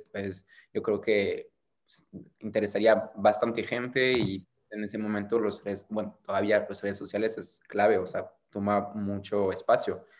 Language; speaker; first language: Spanish; non-native, fluent; French